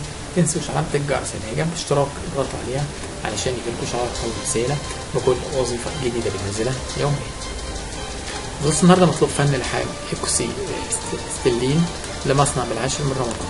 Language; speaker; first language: Arabic; native; Arabic